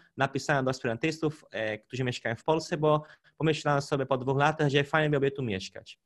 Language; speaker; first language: Polish; non-native, fluent; Portuguese